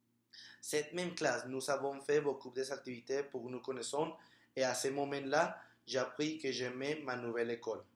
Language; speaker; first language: French; non-native, learner; Spanish